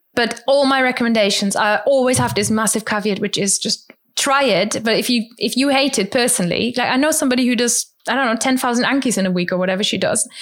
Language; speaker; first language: English; non-native, fluent; German